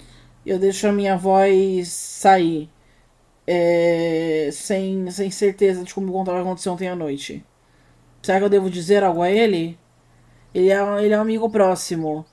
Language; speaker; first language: Portuguese; native; Portuguese